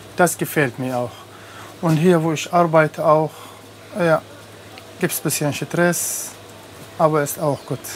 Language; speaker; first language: German; non-native, learner; Arabic